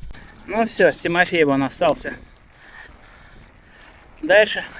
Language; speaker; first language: Russian; native; Russian